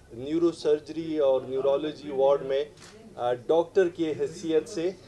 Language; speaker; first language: Urdu; non-native, local second language; Pashto